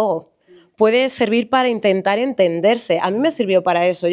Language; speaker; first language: Spanish; native; Spanish